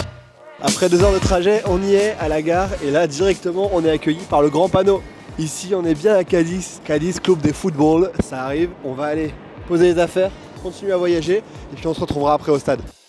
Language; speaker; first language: French; native; French